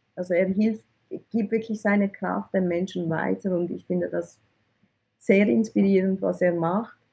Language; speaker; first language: German; early bilingual, other home language; Persian